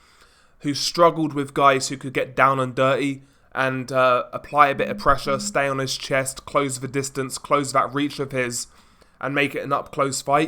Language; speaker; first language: English; native; English